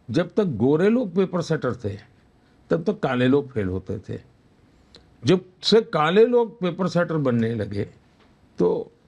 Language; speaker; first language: Hindi; non-native, local second language; Gujarati